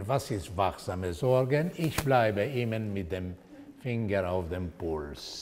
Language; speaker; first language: German; non-native, fluent; Portuguese